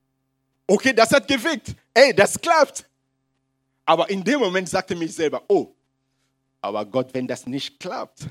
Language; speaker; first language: German; non-native, fluent; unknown